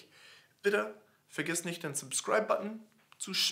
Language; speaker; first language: German; non-native, fluent; English